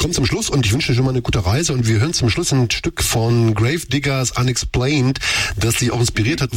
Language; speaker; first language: German; native; German